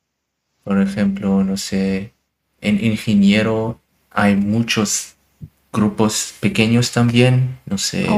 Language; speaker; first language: Spanish; non-native, learner; German